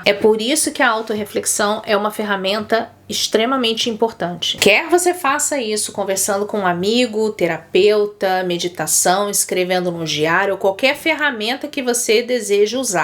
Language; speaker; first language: Portuguese; native; Portuguese